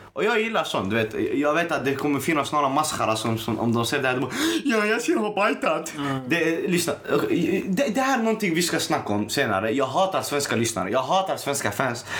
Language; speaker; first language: Swedish; early bilingual, other home language; Arabic